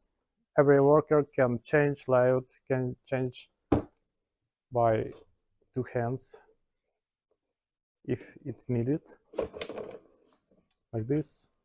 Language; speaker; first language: English; non-native, learner; Ukrainian